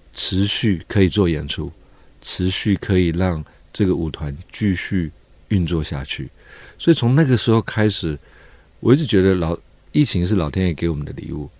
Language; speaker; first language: Chinese; native; Chinese